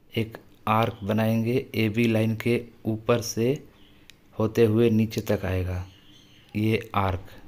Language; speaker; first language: Hindi; non-native, local second language; Bangla